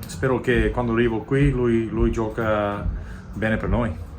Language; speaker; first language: Italian; non-native, learner; English